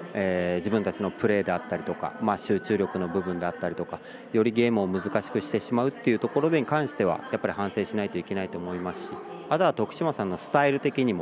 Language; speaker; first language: Japanese; native; Japanese